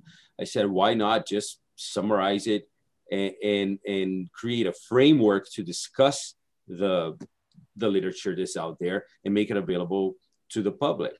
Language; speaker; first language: English; non-native, fluent; Portuguese